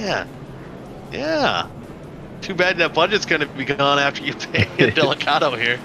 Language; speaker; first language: English; native; English